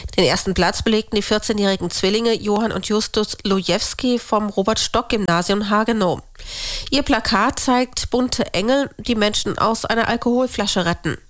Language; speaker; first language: German; native; German